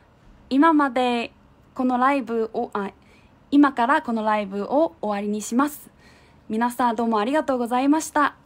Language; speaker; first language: Japanese; non-native, fluent; Korean